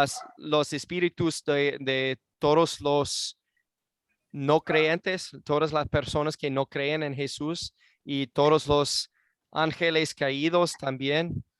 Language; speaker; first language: Spanish; non-native, fluent; English